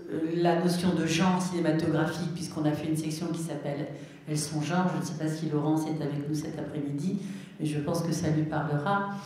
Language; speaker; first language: French; native; French